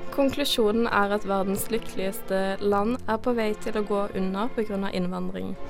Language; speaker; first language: Norwegian; native; Norwegian